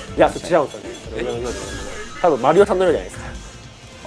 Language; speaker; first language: Japanese; native; Japanese